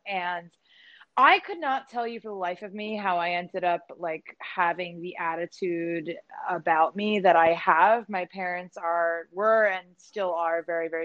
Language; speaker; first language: English; native; English